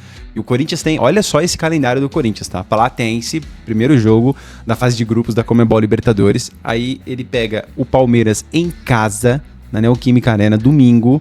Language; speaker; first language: Portuguese; native; Portuguese